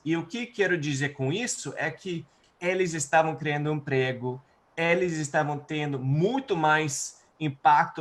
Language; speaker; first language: Portuguese; non-native, fluent; English